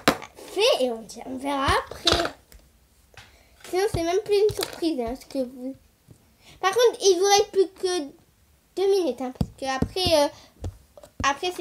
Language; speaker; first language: French; native; French